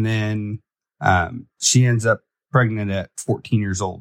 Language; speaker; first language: English; native; English